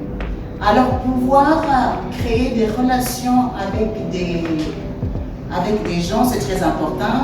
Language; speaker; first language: French; non-native, fluent; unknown